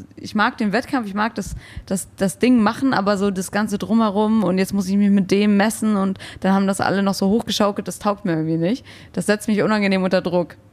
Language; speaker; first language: German; early bilingual, other home language; English